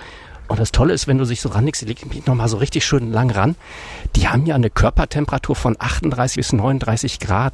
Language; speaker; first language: German; native; German